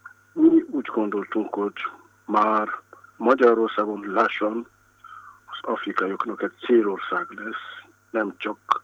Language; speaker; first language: Hungarian; non-native, fluent; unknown